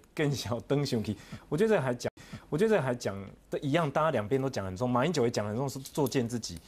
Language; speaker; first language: Chinese; native; Chinese